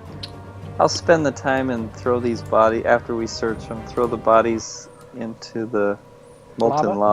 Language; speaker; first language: English; native; English